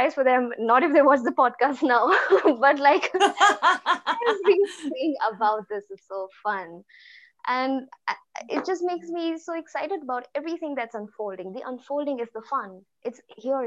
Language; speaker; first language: English; non-native, local second language; Hindi